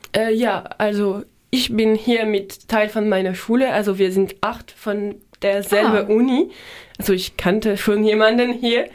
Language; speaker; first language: German; non-native, fluent; French